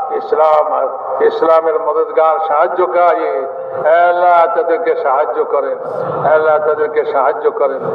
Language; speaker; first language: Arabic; non-native, fluent; Bangla